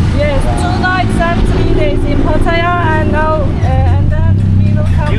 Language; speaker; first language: English; non-native, learner; Turkish